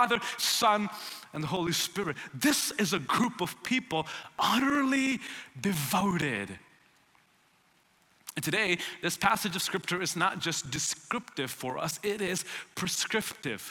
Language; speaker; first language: English; non-native, local second language; Malayalam